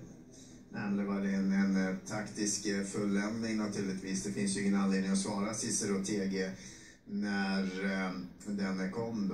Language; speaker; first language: Swedish; native; Swedish